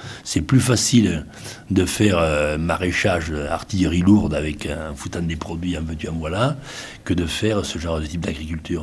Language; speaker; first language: French; native; French